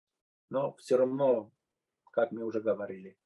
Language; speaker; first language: Russian; non-native, fluent; Finnish